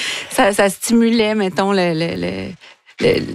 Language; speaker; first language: French; native; French